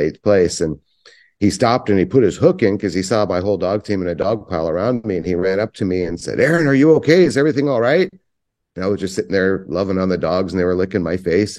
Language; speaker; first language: English; native; English